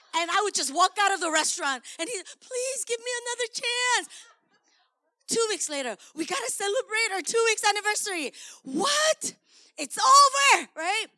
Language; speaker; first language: English; early bilingual, other home language; Korean